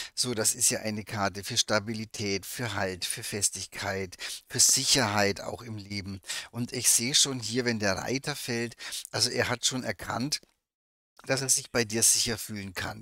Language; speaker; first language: German; native; German